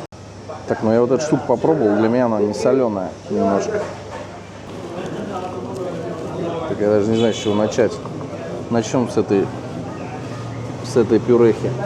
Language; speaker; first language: Russian; native; Russian